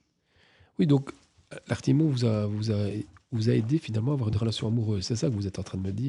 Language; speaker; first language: French; native; French